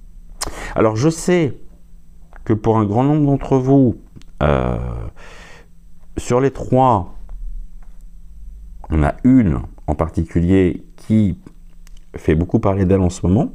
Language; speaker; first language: French; native; French